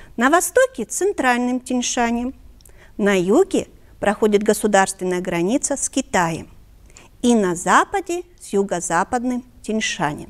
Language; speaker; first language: Russian; non-native, local second language; Kyrgyz